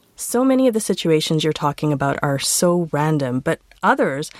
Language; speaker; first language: English; native; English